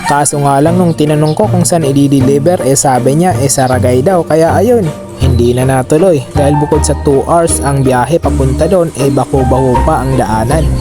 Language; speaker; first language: Filipino; non-native, local second language; Bikol